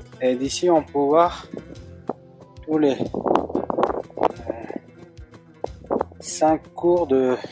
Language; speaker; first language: French; non-native, fluent; Uzbek